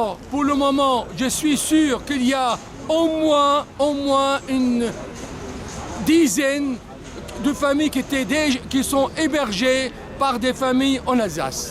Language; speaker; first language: French; non-native, fluent; Arabic